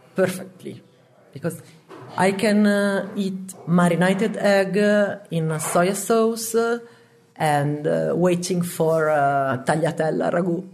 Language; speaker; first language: English; non-native, learner; Italian